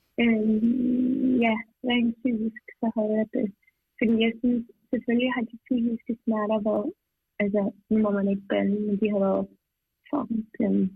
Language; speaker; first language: Danish; early bilingual, other home language; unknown